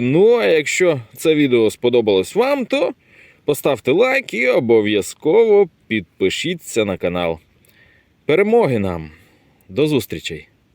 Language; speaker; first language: Ukrainian; native; Ukrainian